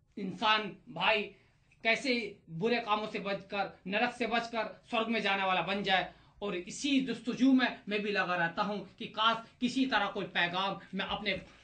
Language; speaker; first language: Hindi; native; Hindi